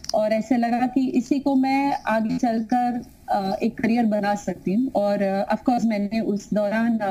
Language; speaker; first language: Hindi; non-native, local second language; Tamil